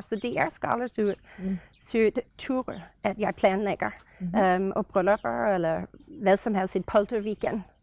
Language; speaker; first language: Danish; non-native, fluent; English